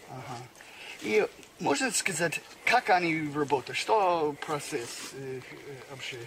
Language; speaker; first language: Russian; non-native, learner; English